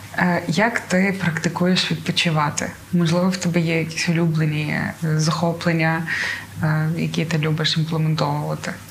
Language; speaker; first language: Ukrainian; native; Ukrainian